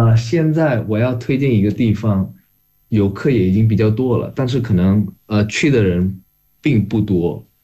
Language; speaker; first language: Chinese; non-native, fluent; Indonesian